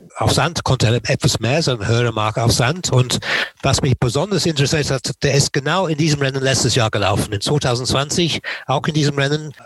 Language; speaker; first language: German; non-native, fluent; English